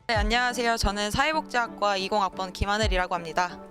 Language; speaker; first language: Korean; native; Korean